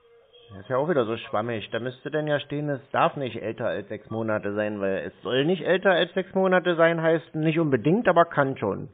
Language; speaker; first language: German; native; German